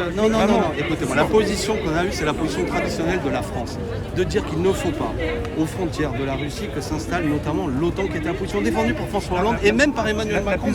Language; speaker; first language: French; native; French